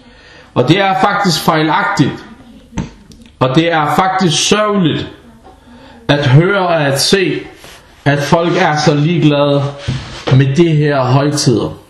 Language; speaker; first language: Danish; non-native, fluent; Arabic